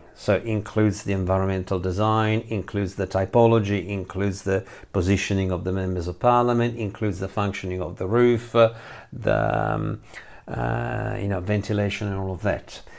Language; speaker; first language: English; non-native, fluent; Italian